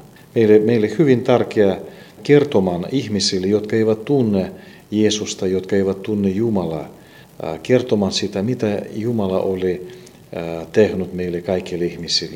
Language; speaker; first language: Finnish; non-native, fluent; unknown